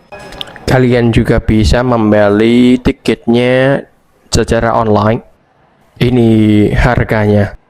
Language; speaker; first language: Indonesian; non-native, fluent; Vietnamese